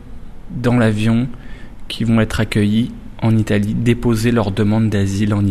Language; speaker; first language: French; native; French